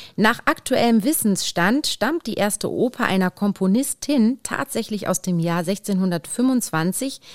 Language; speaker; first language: German; native; German